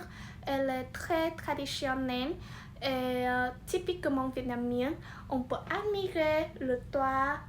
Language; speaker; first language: French; non-native, learner; Vietnamese